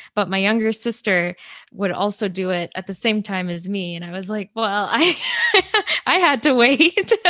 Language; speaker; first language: English; native; English